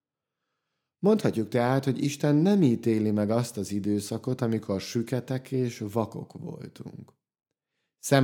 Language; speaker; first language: Hungarian; native; Hungarian